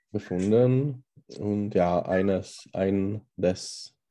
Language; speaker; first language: German; non-native, learner; Czech